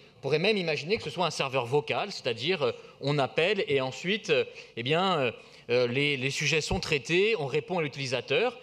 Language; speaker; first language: French; native; French